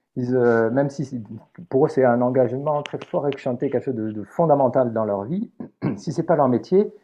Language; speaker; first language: French; native; French